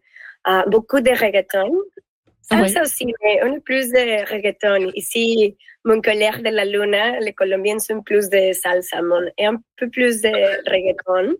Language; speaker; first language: French; non-native, learner; Spanish